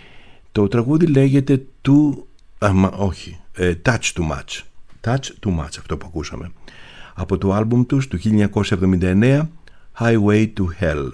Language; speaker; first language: Greek; native; Greek